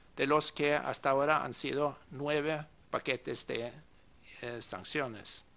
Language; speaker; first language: Spanish; non-native, fluent; Norwegian